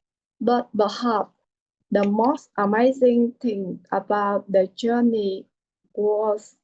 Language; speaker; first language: English; non-native, learner; Vietnamese